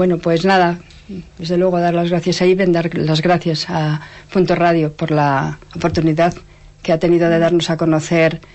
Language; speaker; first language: Spanish; native; Spanish